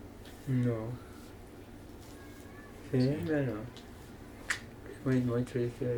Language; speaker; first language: Spanish; non-native, fluent; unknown